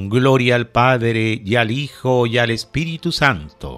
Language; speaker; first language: Spanish; native; Spanish